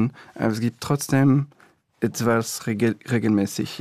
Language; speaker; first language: German; non-native, fluent; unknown